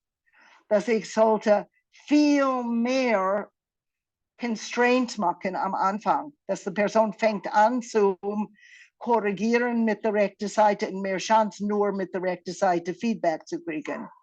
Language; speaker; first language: German; non-native, fluent; English